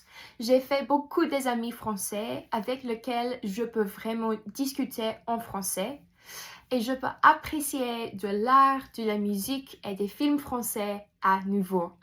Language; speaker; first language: French; non-native, fluent; English